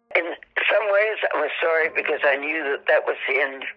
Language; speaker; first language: English; native; English